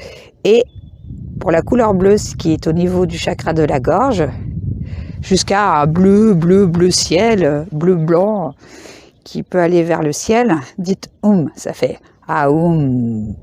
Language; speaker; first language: French; native; French